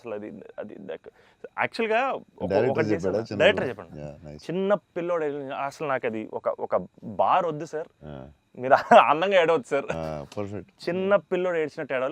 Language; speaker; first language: Telugu; native; Telugu